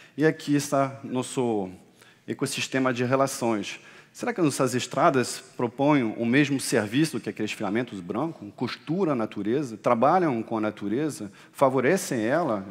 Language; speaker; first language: Portuguese; non-native, fluent; French